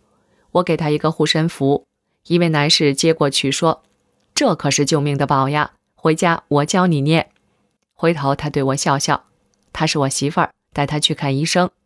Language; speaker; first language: Chinese; native; Chinese